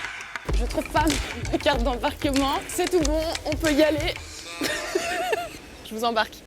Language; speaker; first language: French; native; French